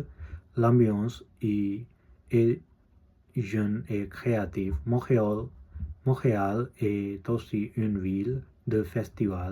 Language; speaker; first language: French; non-native, learner; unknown